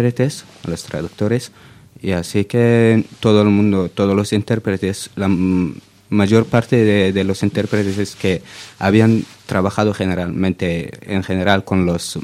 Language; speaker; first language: Spanish; non-native, fluent; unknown